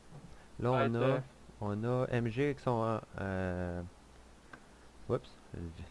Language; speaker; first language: French; native; French